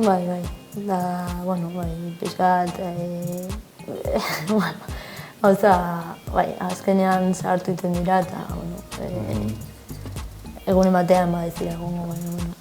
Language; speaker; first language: Basque; non-native, local second language; Spanish